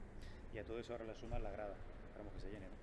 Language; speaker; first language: Spanish; native; Spanish